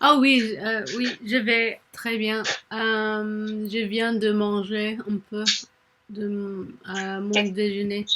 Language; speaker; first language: French; non-native, learner; English